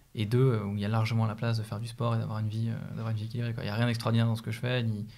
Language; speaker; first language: French; native; French